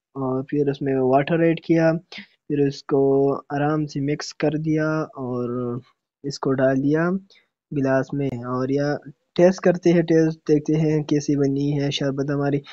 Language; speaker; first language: Hindi; native; Hindi